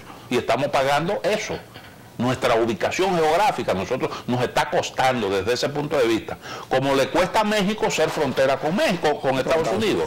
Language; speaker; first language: Spanish; native; Spanish